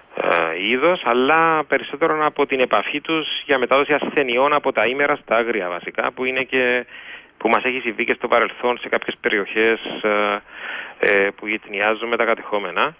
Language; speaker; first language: Greek; native; Greek